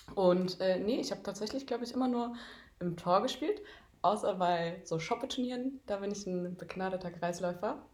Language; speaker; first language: German; native; German